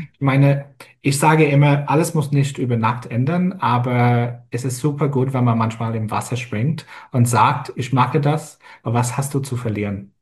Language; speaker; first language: German; non-native, fluent; English